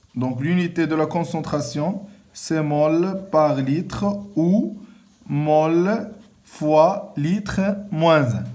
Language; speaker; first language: French; non-native, local second language; Arabic